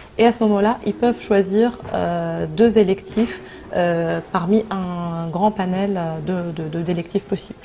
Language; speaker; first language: French; non-native, local second language; Arabic